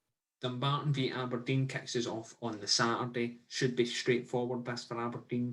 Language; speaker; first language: English; native; English